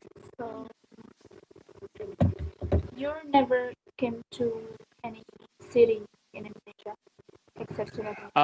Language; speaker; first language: English; non-native, learner; Indonesian